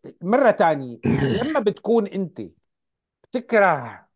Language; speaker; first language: Arabic; native; Arabic